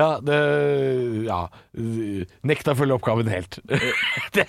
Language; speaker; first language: Norwegian; native; Norwegian